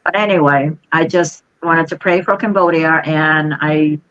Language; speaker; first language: English; non-native, fluent; Khmer